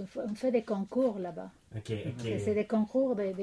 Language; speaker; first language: French; non-native, fluent; Spanish